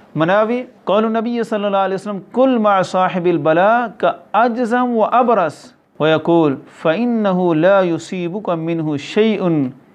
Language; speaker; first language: Arabic; non-native, fluent; Urdu